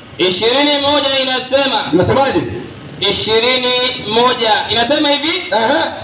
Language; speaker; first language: Swahili; non-native, local second language; Kikuyu